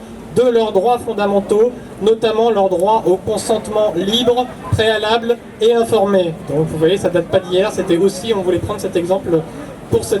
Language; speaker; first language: French; native; French